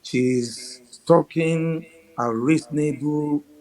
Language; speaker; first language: English; non-native, local second language; Yoruba